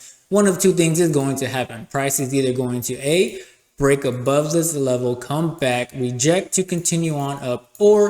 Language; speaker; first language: English; native; English